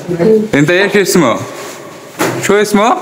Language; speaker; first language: Arabic; non-native, learner; Bangla